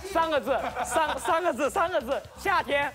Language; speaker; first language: Chinese; native; Chinese